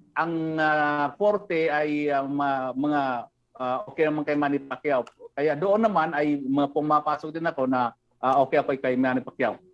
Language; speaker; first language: Filipino; non-native, local second language; Waray